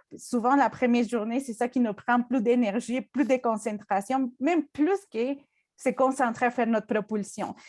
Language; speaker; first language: French; non-native, fluent; Spanish